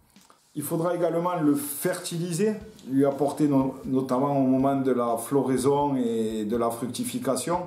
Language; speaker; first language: French; native; French